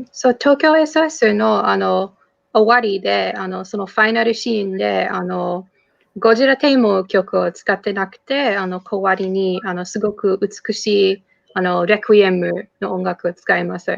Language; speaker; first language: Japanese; non-native, fluent; English